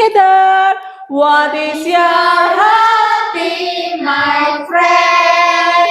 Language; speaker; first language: English; non-native, learner; Indonesian